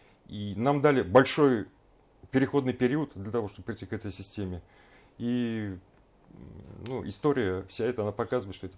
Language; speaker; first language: Russian; native; Russian